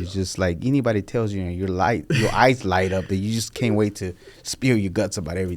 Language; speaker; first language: English; early bilingual, other home language; Spanish